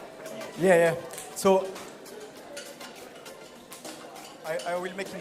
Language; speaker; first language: English; non-native, learner; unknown